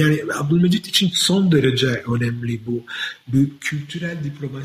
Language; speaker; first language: Turkish; non-native, fluent; Italian